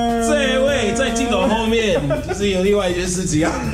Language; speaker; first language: Chinese; non-native, fluent; English